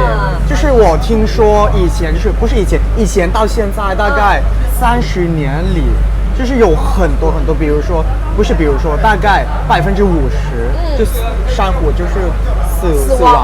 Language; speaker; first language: Chinese; non-native, fluent; Thai